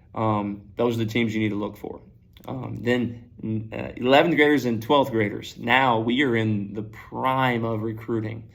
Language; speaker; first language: English; native; English